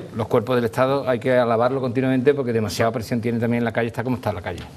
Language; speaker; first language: Spanish; native; Spanish